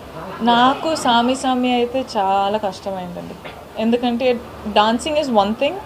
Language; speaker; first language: Telugu; non-native, local second language; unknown